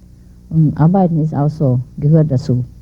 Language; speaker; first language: German; non-native, learner; Vietnamese